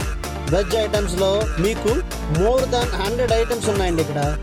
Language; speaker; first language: Telugu; native; Telugu